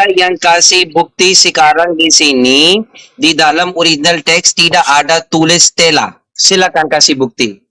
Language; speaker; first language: Indonesian; non-native, fluent; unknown